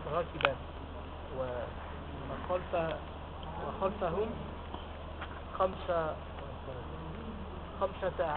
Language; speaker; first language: Arabic; non-native, learner; French